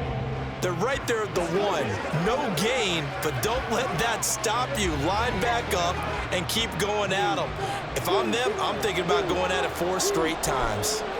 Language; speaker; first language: English; native; English